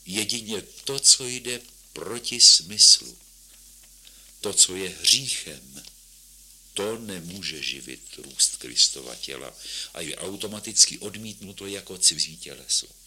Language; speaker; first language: Czech; native; Czech